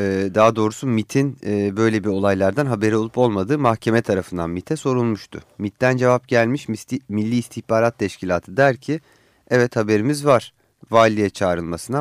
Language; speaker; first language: Turkish; native; Turkish